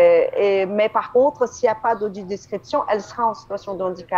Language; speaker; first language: French; non-native, fluent; Portuguese